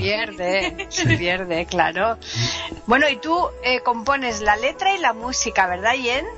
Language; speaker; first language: Spanish; native; Spanish